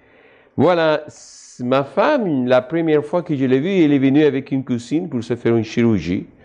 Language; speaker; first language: French; non-native, fluent; Spanish